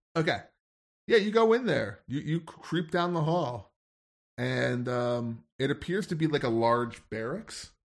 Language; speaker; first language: English; native; English